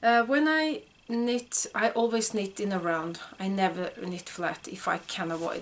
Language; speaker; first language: English; non-native, fluent; Norwegian